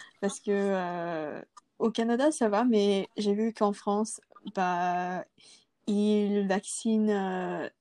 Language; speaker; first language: French; non-native, local second language; English